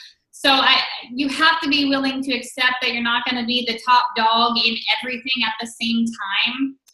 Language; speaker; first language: English; native; English